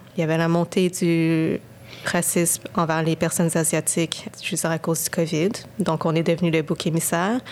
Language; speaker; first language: French; native; French